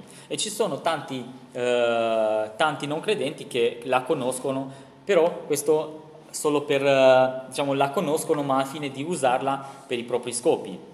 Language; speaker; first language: Italian; non-native, fluent; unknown